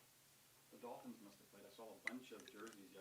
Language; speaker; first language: English; native; English